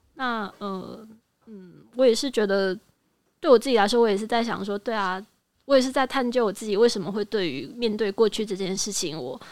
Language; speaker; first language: Chinese; native; Chinese